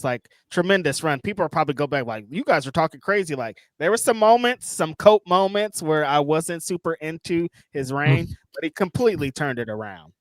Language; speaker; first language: English; native; English